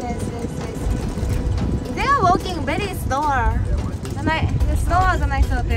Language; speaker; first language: English; non-native, learner; Japanese